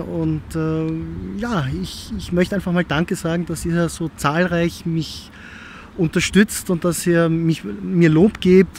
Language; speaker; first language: German; native; German